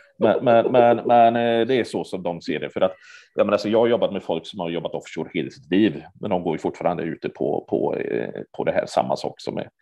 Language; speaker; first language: Swedish; native; Swedish